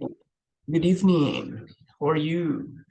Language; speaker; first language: English; non-native, fluent; Spanish